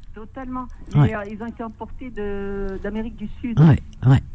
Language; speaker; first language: French; non-native, local second language; Arabic